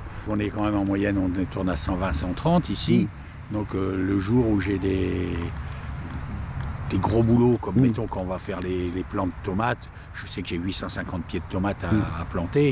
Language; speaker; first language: French; native; French